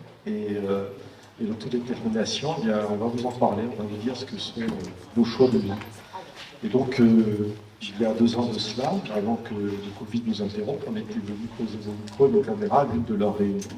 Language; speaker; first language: French; native; French